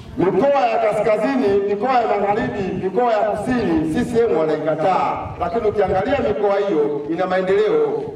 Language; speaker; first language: Swahili; native; Swahili